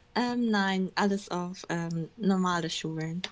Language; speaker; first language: German; early bilingual, other home language; Japanese